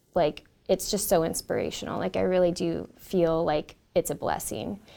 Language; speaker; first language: English; native; English